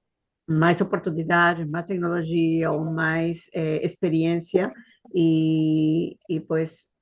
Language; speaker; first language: Portuguese; non-native, fluent; Spanish